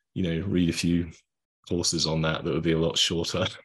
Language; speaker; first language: English; native; English